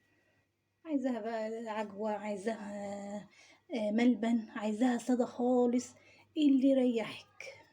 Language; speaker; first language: Arabic; native; Arabic